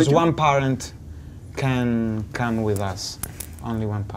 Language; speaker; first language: English; non-native, learner; Italian